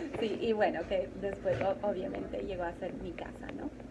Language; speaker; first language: Spanish; native; Spanish